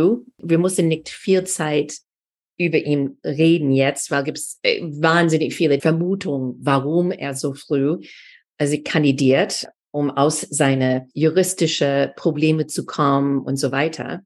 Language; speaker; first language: German; non-native, fluent; English